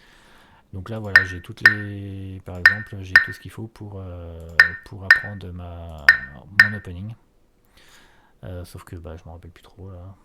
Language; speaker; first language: French; native; French